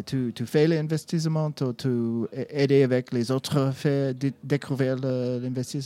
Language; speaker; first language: French; non-native, learner; English